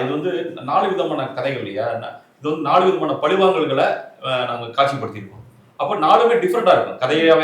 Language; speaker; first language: Tamil; native; Tamil